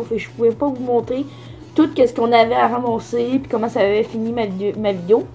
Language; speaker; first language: French; native; French